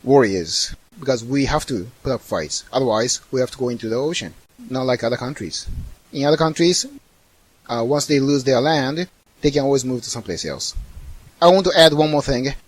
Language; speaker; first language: English; non-native, fluent; Japanese